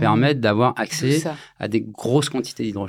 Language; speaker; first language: French; native; French